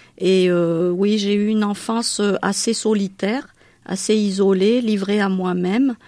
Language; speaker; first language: French; non-native, local second language; Malagasy